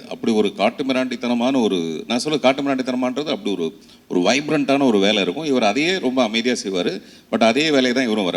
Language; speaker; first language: Tamil; native; Tamil